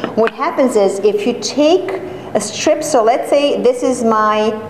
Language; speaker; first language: English; non-native, fluent; Serbian